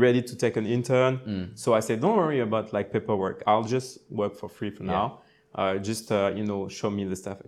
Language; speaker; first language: English; non-native, fluent; French